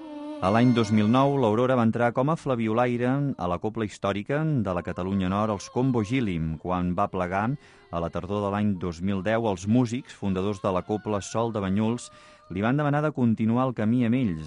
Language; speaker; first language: Catalan; native; Catalan